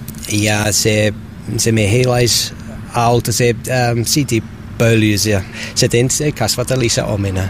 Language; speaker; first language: Finnish; non-native, learner; English